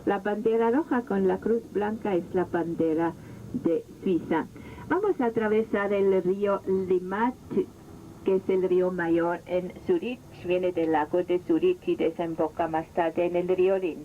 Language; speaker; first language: Spanish; non-native, fluent; German